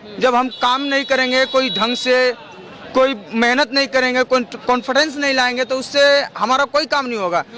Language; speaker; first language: Hindi; native; Hindi